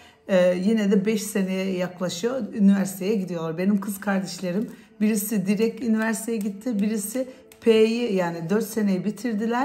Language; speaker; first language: Turkish; early bilingual, heritage; Turkish